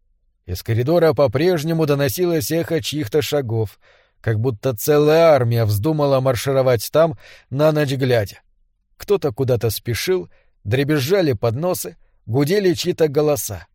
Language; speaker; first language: Russian; native; Russian